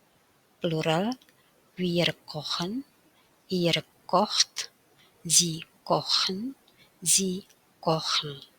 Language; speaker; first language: German; non-native, fluent; Indonesian